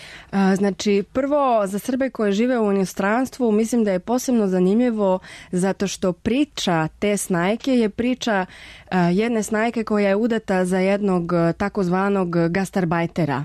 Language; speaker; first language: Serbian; non-native, fluent; Spanish